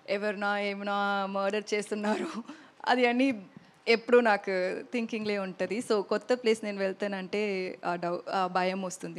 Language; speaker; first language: Telugu; non-native, learner; Tamil